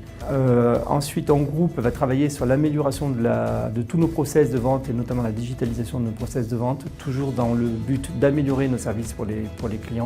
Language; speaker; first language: French; native; French